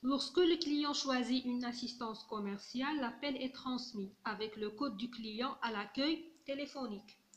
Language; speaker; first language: French; non-native, local second language; Arabic